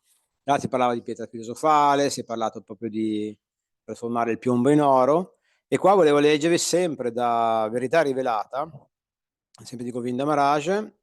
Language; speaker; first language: Italian; native; Italian